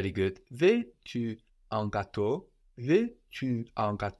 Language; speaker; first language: French; non-native, fluent; English